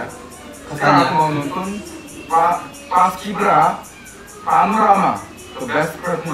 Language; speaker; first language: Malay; non-native, fluent; Korean